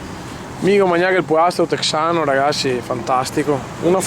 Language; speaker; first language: Italian; native; Italian